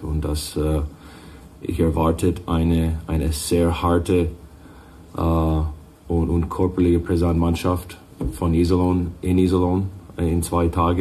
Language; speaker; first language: German; non-native, fluent; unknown